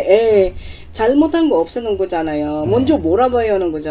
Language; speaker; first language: Korean; non-native, learner; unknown